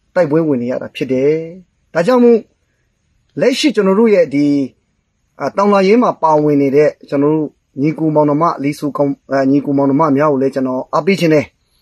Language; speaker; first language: Burmese; non-native, local second language; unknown